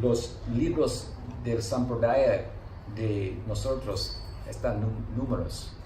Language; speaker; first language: Spanish; non-native, learner; English